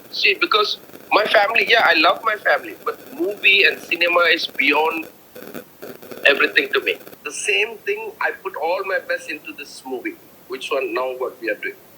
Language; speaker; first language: English; non-native, local second language; Tamil